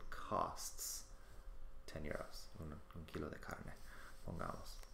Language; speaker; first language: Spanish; non-native, fluent; English